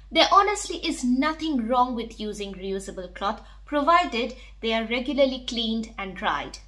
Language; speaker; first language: English; non-native, local second language; Bangla